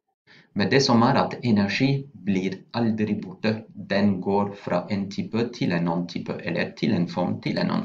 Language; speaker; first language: Norwegian; non-native, fluent; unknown